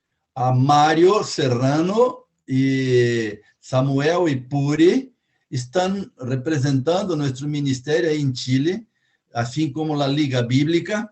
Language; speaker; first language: Spanish; non-native, fluent; Portuguese